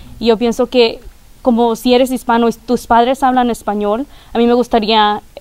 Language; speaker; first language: Spanish; early bilingual, heritage; Spanish